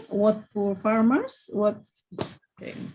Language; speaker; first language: English; non-native, learner; Indonesian